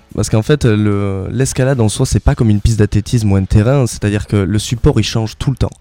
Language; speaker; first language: French; native; French